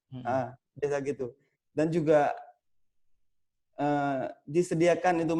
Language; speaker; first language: Indonesian; non-native, fluent; Thai